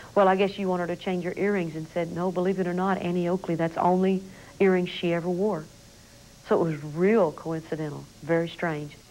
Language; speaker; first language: English; native; English